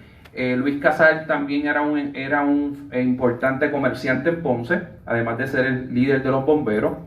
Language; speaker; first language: Spanish; native; Spanish